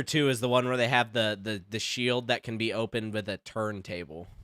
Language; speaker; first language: English; native; English